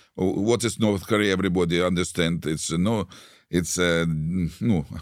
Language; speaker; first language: English; non-native, learner; Russian